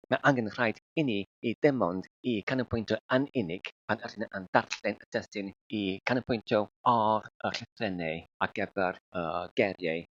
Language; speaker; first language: Welsh; non-native, learner; Filipino